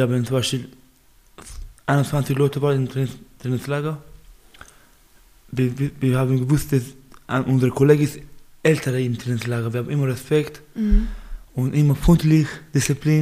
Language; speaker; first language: German; non-native, learner; Baluchi